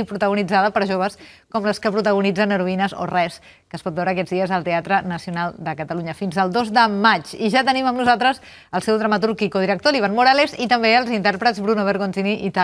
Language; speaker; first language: Catalan; native; Catalan